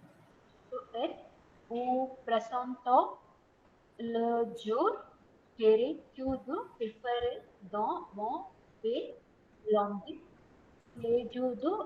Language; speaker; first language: French; non-native, learner; Tamil